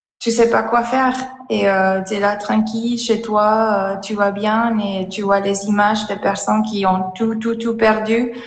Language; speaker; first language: French; non-native, fluent; Spanish